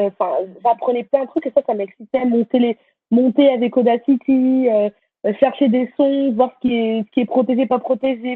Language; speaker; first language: French; native; French